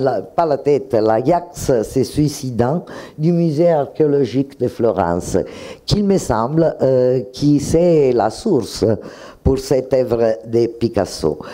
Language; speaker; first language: French; non-native, fluent; Italian